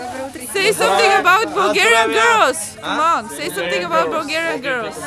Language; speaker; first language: English; non-native, learner; Bulgarian